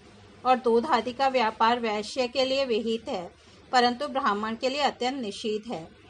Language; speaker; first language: Hindi; native; Hindi